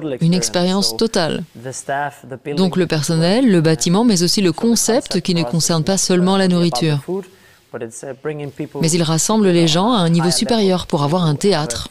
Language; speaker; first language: French; non-native, fluent; Danish